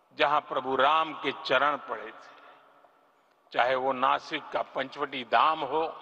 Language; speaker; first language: Hindi; non-native, local second language; Gujarati